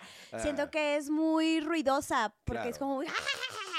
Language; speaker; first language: Spanish; native; Spanish